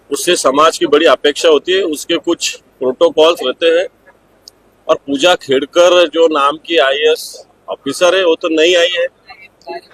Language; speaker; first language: Hindi; non-native, local second language; Marathi